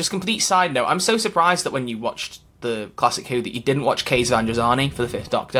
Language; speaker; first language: English; native; English